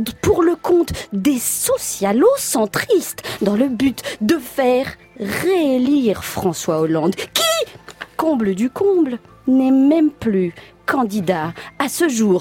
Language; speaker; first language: French; native; French